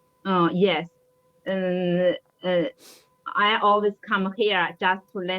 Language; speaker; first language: English; non-native, learner; Chinese